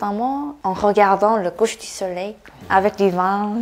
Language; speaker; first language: French; non-native, fluent; Korean